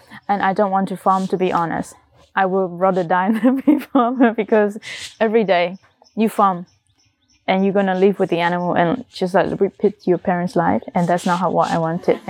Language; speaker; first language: English; non-native, learner; Vietnamese